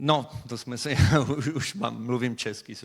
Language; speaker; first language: Czech; non-native, fluent; Italian